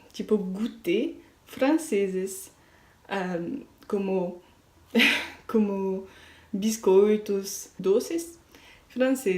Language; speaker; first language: Portuguese; non-native, learner; French